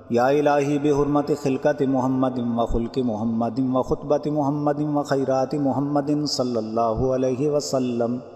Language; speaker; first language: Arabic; non-native, learner; Urdu